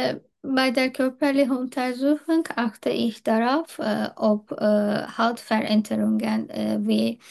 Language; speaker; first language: German; non-native, learner; Turkish